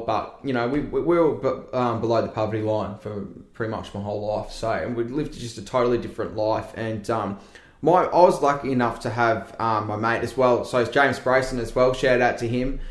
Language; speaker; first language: English; native; English